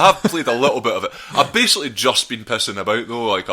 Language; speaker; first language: English; native; English